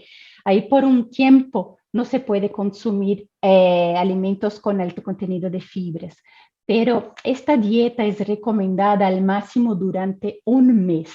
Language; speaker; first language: Spanish; non-native, fluent; Portuguese